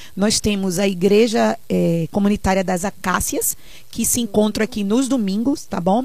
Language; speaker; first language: Portuguese; native; Portuguese